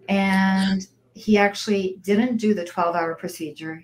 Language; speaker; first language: English; native; English